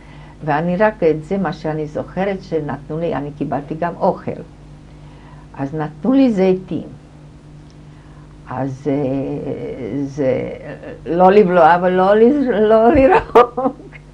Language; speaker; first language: Hebrew; non-native, fluent; German